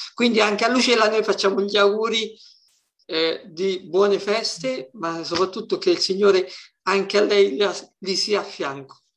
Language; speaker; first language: Italian; native; Italian